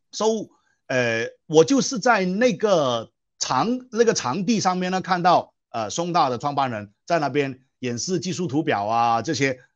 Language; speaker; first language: Chinese; non-native, local second language; Cantonese